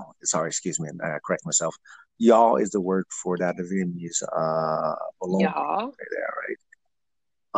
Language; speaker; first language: English; early bilingual, other home language; Vietnamese